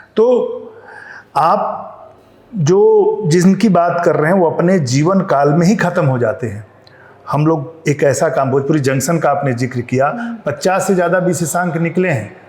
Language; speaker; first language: Hindi; non-native, local second language; Bhojpuri